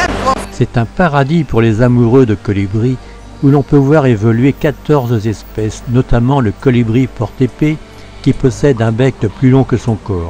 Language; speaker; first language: French; native; French